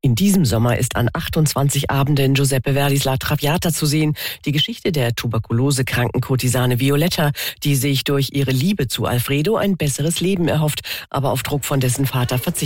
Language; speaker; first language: German; native; German